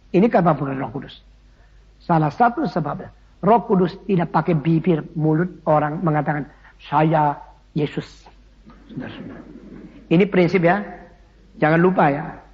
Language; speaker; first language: Indonesian; early bilingual, other home language; Min Nan Chinese